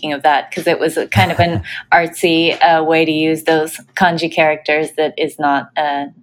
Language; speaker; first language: English; native; English